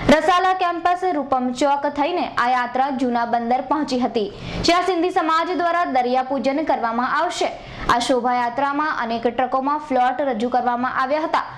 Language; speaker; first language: Gujarati; native; Gujarati